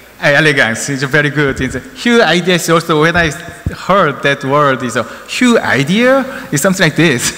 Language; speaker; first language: English; non-native, learner; Korean